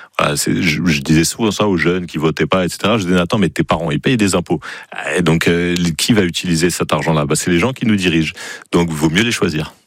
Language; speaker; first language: French; native; French